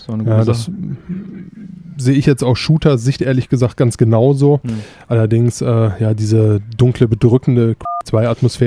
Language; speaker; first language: German; native; German